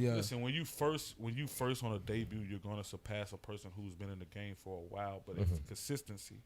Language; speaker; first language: English; native; English